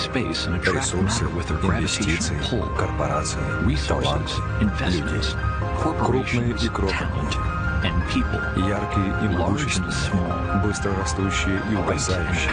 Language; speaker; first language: Russian; native; Russian